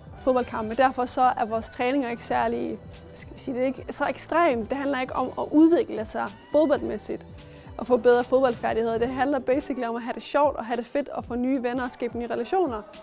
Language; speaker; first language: Danish; early bilingual, other home language; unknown